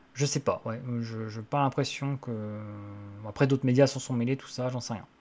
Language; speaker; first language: French; native; French